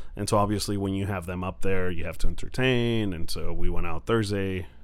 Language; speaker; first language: English; non-native, fluent; Spanish